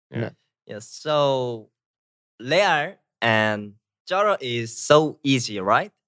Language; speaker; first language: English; non-native, learner; Korean